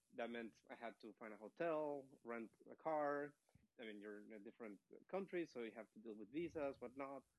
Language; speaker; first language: English; non-native, fluent; Spanish